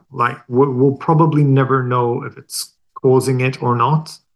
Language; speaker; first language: English; non-native, fluent; Swedish